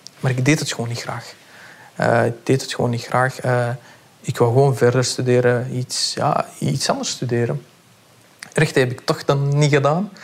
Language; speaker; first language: Dutch; early bilingual, other home language; Pashto